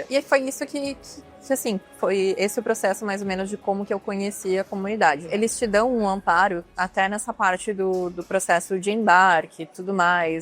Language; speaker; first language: Portuguese; native; Portuguese